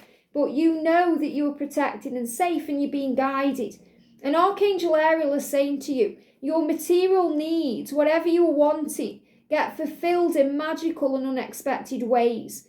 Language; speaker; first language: English; native; English